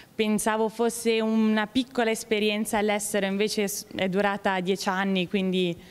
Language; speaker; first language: Italian; native; Italian